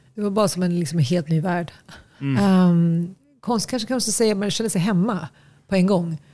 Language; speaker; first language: Swedish; early bilingual, other home language; Tigrinya